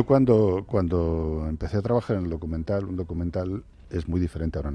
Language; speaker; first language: Spanish; native; Spanish